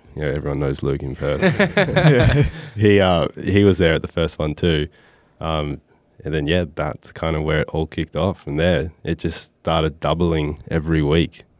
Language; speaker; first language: English; native; English